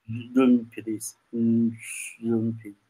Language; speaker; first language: English; non-native, learner; Chinese